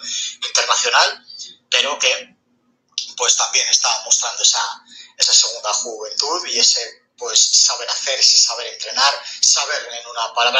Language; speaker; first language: Spanish; native; Spanish